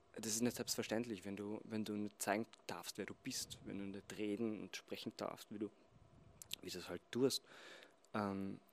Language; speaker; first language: German; non-native, local second language; Slovenian